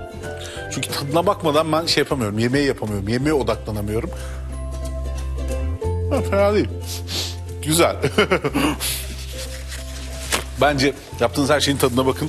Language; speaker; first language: Turkish; native; Turkish